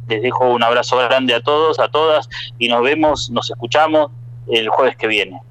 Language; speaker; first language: Spanish; native; Spanish